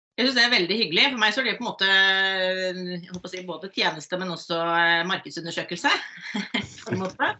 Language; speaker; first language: Norwegian; native; Norwegian